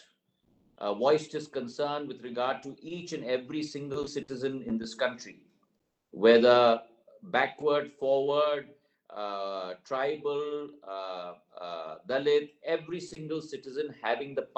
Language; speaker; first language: English; non-native, local second language; Hindi